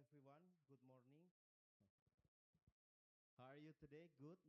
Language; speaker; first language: English; non-native, local second language; Indonesian